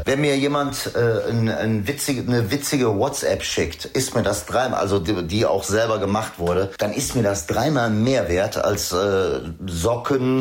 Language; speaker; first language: German; native; German